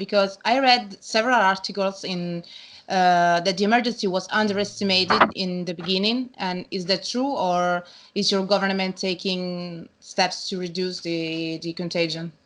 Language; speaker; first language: English; non-native, learner; Italian